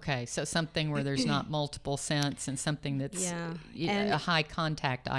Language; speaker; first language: English; native; English